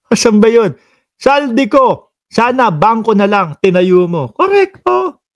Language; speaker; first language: Filipino; non-native, local second language; Cebuano